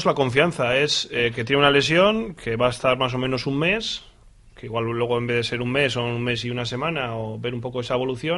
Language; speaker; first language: Spanish; native; Spanish